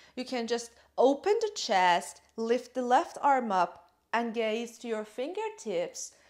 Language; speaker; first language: English; non-native, fluent; Persian